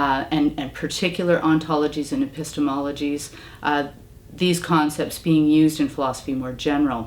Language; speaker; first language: English; native; English